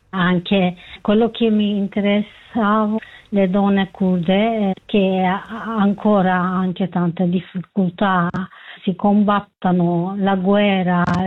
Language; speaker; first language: Italian; non-native, learner; Kurdish